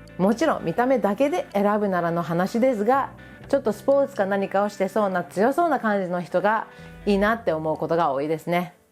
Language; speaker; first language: Japanese; early bilingual, other home language; English